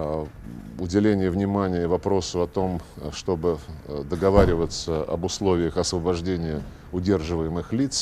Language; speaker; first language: Russian; native; Russian